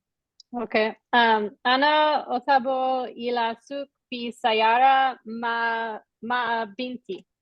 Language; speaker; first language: Arabic; non-native, learner; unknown